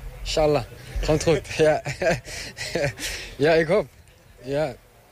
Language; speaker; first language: Dutch; non-native, learner; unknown